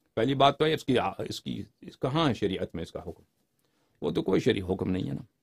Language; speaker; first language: Urdu; non-native, fluent; Persian